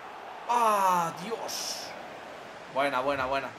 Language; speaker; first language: Spanish; native; Spanish